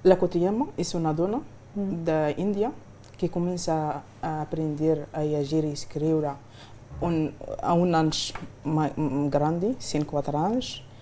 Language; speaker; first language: Catalan; non-native, learner; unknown